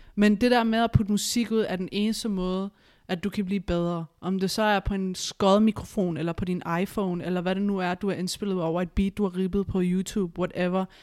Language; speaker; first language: Danish; early bilingual, other home language; Spanish